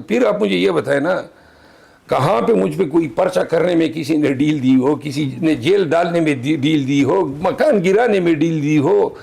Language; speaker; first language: Urdu; non-native, local second language; Pashto